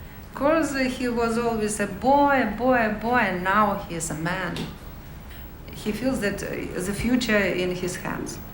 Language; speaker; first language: English; non-native, learner; Russian